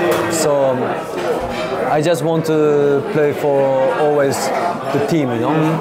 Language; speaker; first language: English; non-native, learner; Japanese